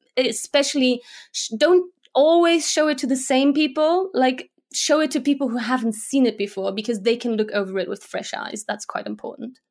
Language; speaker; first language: English; non-native, fluent; Slovak